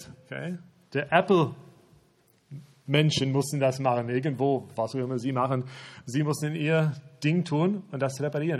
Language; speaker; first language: German; non-native, fluent; English